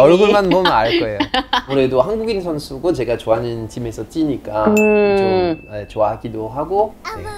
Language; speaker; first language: Korean; non-native, fluent; French